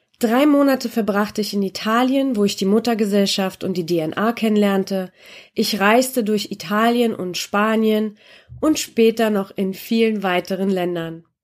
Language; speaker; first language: German; early bilingual, other home language; Polish